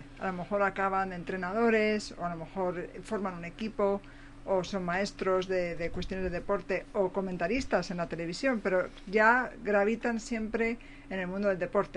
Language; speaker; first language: Spanish; native; Spanish